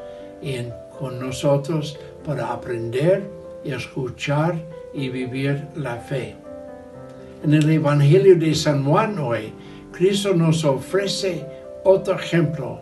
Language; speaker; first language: Spanish; non-native, learner; English